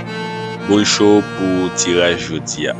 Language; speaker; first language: French; non-native, local second language; Haitian Creole